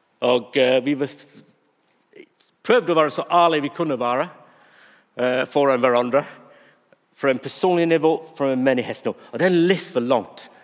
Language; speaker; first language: Norwegian; non-native, fluent; English